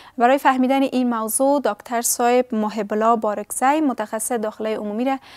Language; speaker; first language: Persian; native; Persian